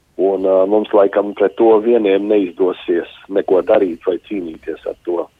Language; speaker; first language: Latvian; native; Latvian